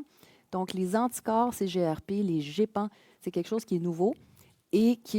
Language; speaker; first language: French; native; French